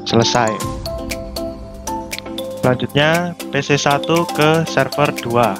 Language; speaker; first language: Indonesian; native; Indonesian